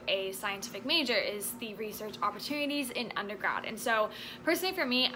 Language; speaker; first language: English; native; English